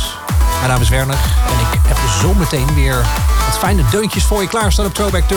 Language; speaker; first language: Dutch; native; Dutch